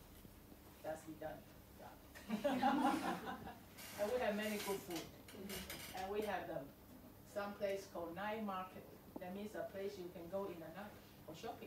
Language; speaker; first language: English; non-native, fluent; Chinese